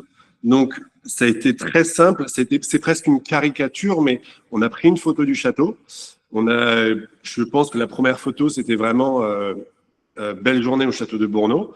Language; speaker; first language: French; native; French